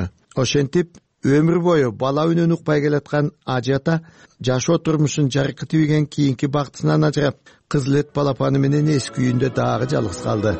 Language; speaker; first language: Kyrgyz; native; Kyrgyz